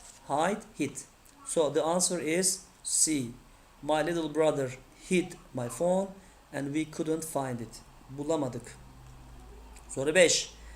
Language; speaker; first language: English; non-native, fluent; Turkish